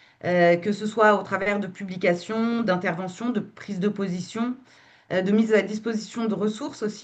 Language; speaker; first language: French; native; French